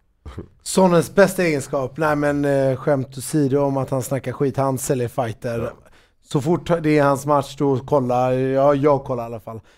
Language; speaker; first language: Swedish; native; Swedish